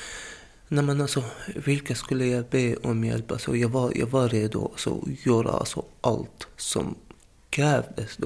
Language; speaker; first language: Swedish; non-native, fluent; Arabic